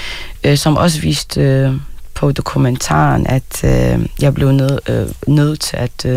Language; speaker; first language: Danish; non-native, fluent; Arabic